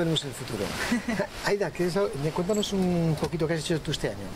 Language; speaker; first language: Spanish; native; Spanish